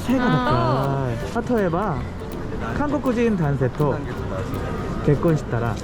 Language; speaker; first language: Japanese; non-native, learner; Korean